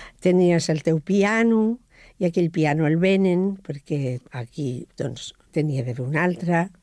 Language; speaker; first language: Catalan; non-native, local second language; Spanish